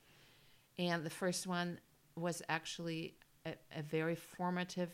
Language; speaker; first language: English; non-native, fluent; German